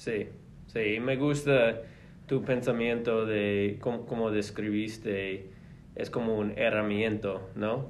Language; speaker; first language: Spanish; non-native, fluent; English